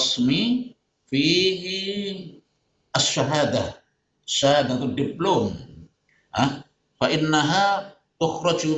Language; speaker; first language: Arabic; non-native, fluent; Indonesian